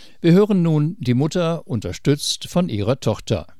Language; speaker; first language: German; native; German